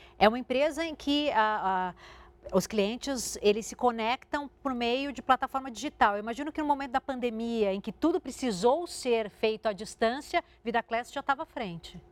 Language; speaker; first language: Portuguese; native; Portuguese